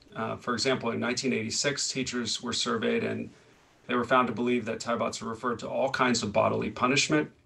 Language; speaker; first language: English; native; English